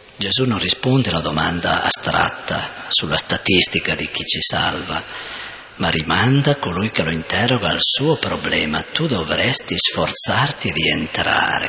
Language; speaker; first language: Italian; native; Italian